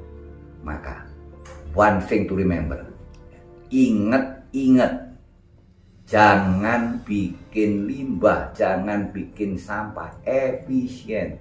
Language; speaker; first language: Indonesian; non-native, local second language; Javanese